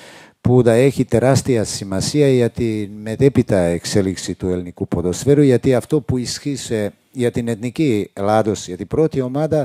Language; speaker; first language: Greek; non-native, fluent; Serbian